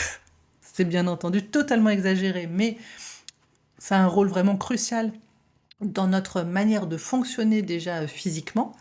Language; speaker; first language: French; native; French